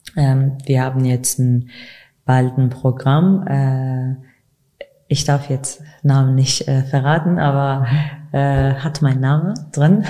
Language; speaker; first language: German; non-native, fluent; Kurdish